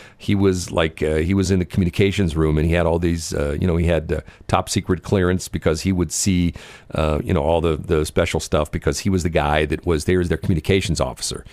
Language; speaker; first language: English; native; English